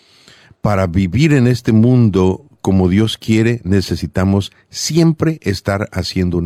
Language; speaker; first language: Spanish; native; Spanish